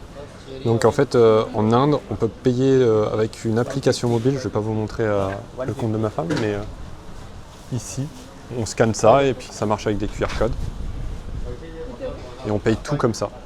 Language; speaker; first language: French; native; French